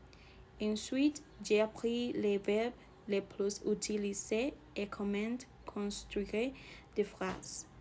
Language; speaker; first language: French; non-native, learner; Spanish